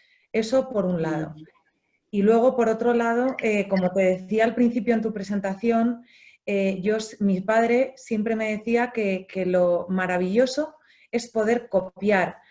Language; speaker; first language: Spanish; native; Spanish